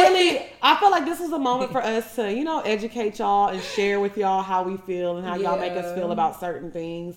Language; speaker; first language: English; native; English